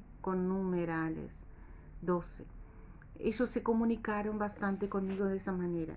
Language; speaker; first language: Spanish; non-native, fluent; Portuguese